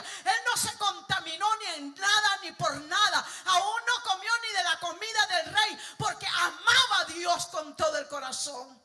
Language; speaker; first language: Spanish; native; Spanish